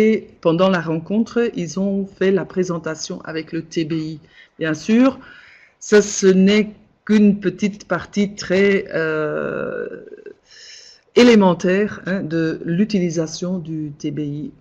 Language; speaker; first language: French; non-native, local second language; Dutch